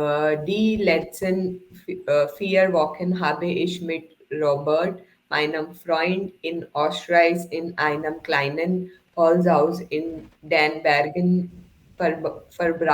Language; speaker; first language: German; non-native, learner; Hindi